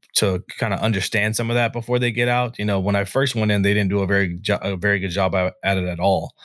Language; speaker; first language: English; native; English